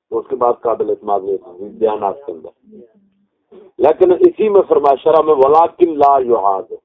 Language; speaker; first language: Urdu; non-native, local second language; Punjabi